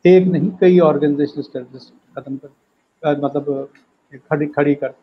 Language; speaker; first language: Hindi; native; Hindi